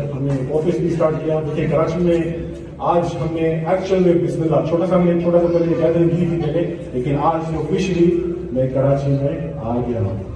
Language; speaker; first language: Urdu; early bilingual, heritage; Urdu